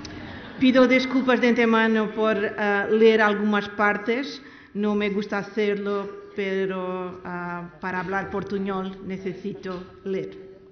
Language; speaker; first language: Spanish; non-native, learner; Portuguese